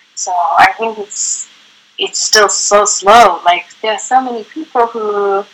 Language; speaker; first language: English; non-native, fluent; Japanese